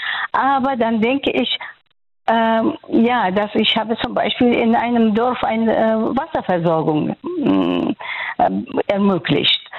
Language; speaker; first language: German; non-native, fluent; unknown